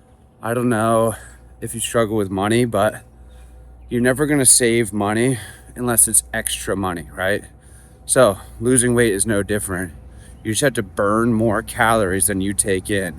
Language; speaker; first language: English; native; English